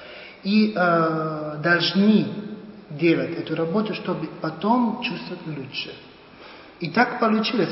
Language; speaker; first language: Russian; non-native, fluent; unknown